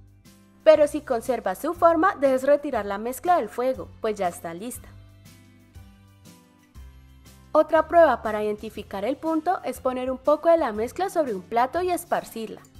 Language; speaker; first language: Spanish; native; Spanish